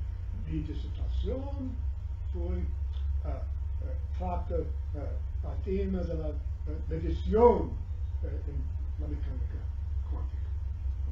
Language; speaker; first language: Spanish; non-native, learner; English